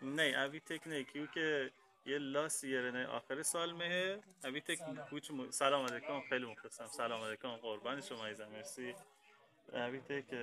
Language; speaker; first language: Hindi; non-native, learner; Persian